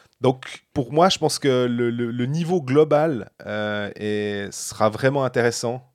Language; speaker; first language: French; native; French